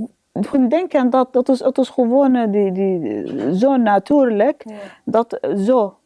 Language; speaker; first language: Dutch; non-native, learner; Arabic